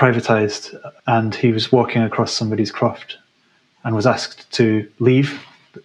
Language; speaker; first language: English; native; English